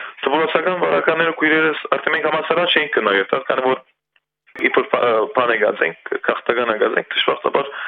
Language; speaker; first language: Armenian; early bilingual, heritage; Armenian